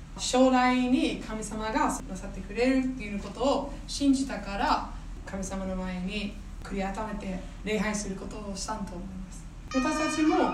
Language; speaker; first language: Japanese; non-native, fluent; English